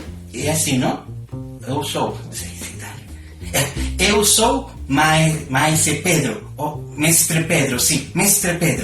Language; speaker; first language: Portuguese; non-native, learner; Spanish